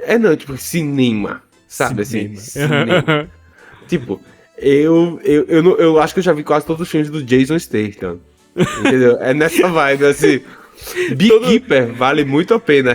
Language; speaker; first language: Portuguese; native; Portuguese